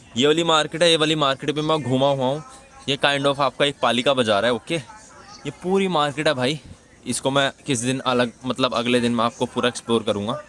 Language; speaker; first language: Hindi; native; Hindi